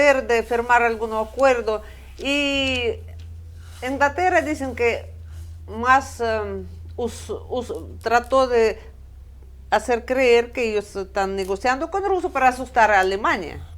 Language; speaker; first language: Spanish; non-native, fluent; Russian